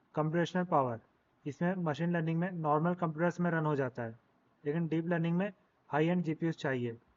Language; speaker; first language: Hindi; native; Hindi